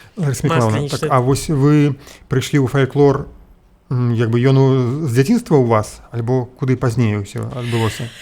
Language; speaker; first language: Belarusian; native; Belarusian